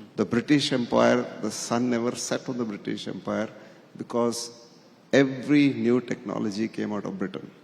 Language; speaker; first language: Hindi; non-native, local second language; Marathi